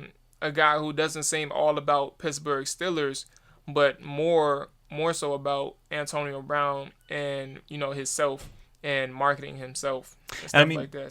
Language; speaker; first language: English; native; English